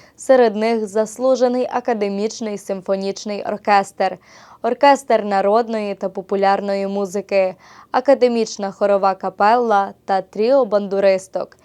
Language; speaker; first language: Ukrainian; early bilingual, heritage; Ukrainian